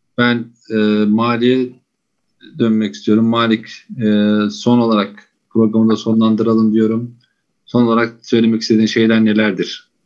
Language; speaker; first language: Turkish; native; Turkish